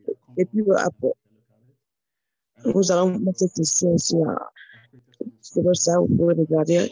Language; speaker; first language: French; non-native, learner; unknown